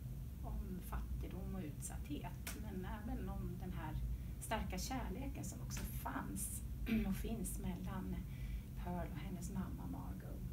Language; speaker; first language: Swedish; native; Swedish